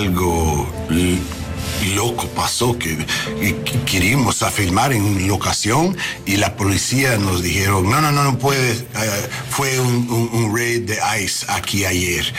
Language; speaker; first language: Spanish; non-native, learner; English